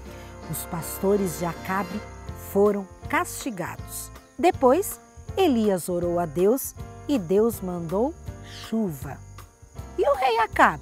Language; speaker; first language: Portuguese; native; Portuguese